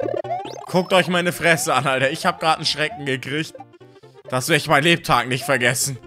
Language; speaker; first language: German; native; German